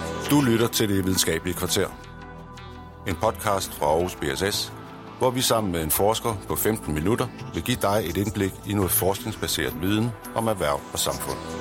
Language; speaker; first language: Danish; native; Danish